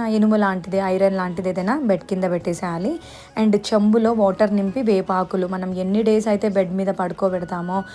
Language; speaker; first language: Telugu; non-native, local second language; Lambadi